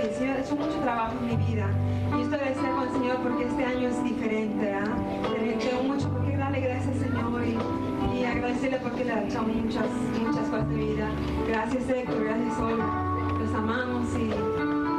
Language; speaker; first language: Spanish; native; Spanish